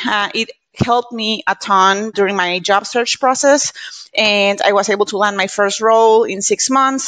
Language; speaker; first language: English; non-native, fluent; Spanish